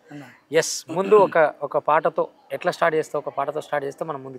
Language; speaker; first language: Telugu; native; Telugu